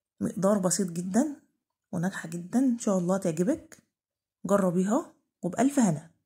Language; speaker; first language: Arabic; native; Arabic